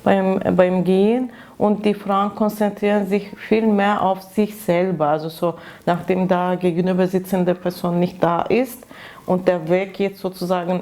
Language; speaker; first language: German; non-native, fluent; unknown